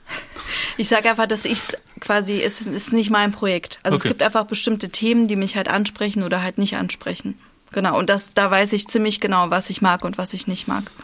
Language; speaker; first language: German; early bilingual, other home language; Russian